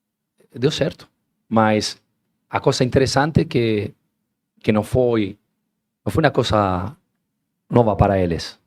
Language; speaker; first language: Portuguese; non-native, learner; Spanish